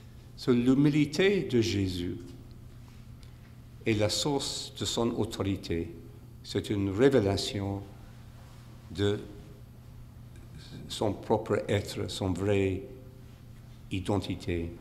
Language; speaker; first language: French; non-native, fluent; English